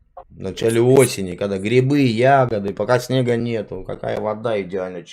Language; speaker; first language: Russian; native; Russian